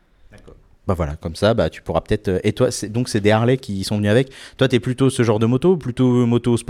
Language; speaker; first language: French; native; French